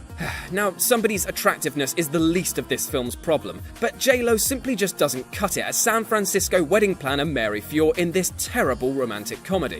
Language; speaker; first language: English; native; English